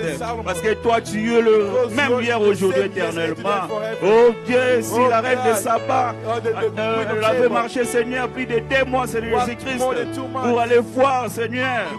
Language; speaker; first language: French; non-native, local second language; Lingala